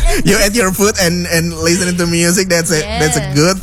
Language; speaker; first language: English; non-native, fluent; Indonesian